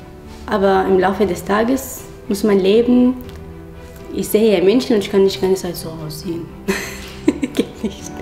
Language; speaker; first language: German; non-native, fluent; Arabic